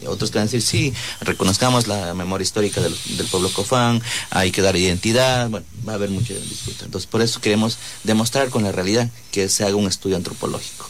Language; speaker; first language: Spanish; non-native, local second language; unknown